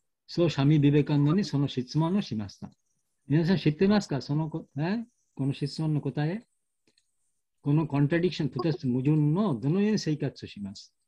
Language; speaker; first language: Japanese; non-native, learner; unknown